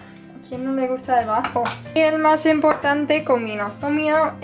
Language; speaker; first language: Spanish; non-native, fluent; English